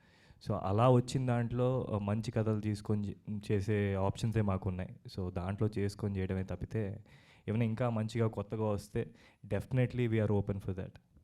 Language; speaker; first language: Telugu; native; Telugu